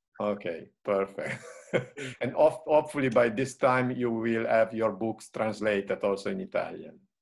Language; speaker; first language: English; non-native, fluent; Italian